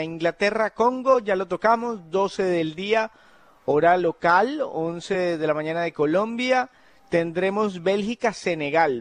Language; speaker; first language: Spanish; native; Spanish